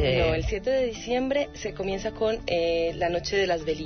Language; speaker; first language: Spanish; native; Spanish